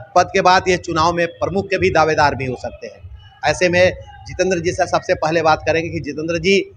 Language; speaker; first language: Hindi; native; Hindi